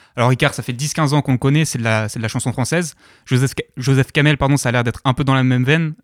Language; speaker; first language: French; native; French